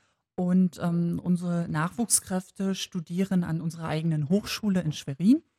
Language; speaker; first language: German; native; German